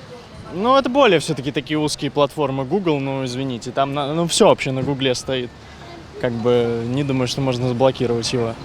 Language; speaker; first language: Russian; native; Russian